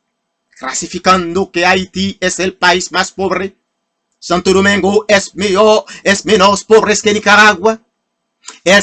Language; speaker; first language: Spanish; non-native, fluent; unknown